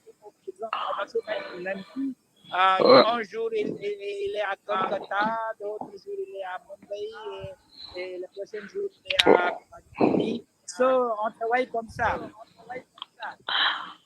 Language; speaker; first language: French; non-native, learner; Hindi